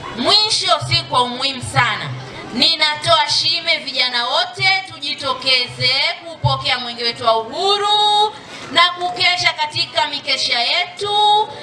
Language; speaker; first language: Swahili; native; Swahili